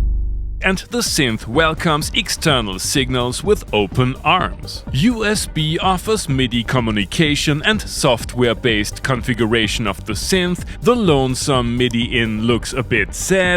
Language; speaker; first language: English; non-native, fluent; German